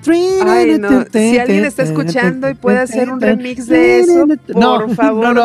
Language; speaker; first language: Spanish; native; Spanish